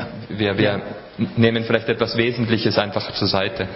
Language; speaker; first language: German; native; German